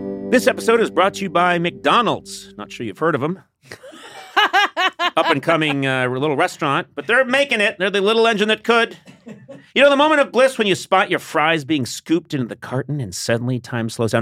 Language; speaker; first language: English; native; English